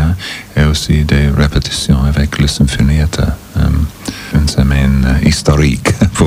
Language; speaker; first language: French; non-native, learner; English